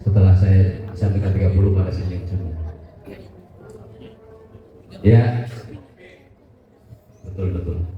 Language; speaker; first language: Indonesian; native; Indonesian